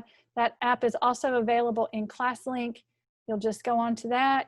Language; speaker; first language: English; native; English